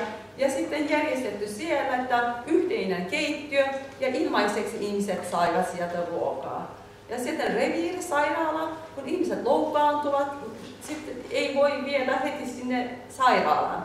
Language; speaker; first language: Finnish; non-native, fluent; Turkish